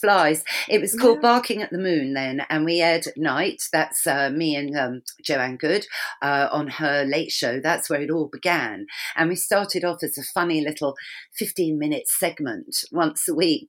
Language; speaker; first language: English; native; English